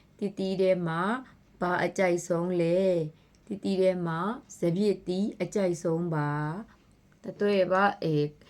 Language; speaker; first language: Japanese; non-native, fluent; Burmese